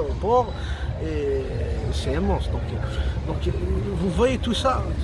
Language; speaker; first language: French; non-native, local second language; Kabyle